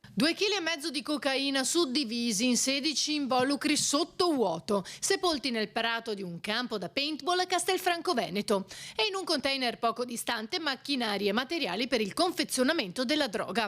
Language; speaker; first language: Italian; native; Italian